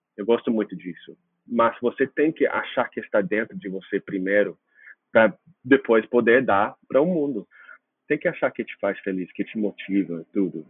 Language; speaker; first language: Portuguese; non-native, fluent; English